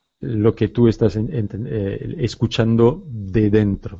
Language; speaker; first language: Spanish; non-native, learner; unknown